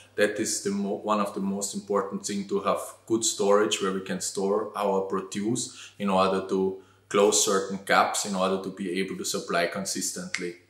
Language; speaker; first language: English; non-native, fluent; German